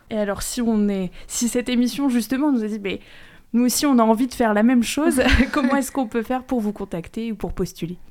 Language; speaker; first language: French; native; French